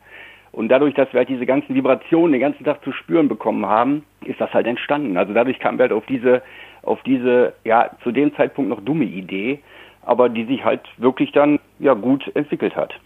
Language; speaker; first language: German; native; German